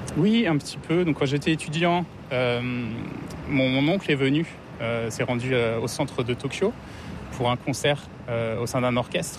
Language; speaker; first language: French; native; French